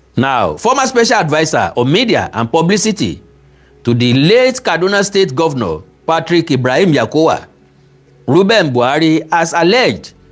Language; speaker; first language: English; non-native, local second language; Yoruba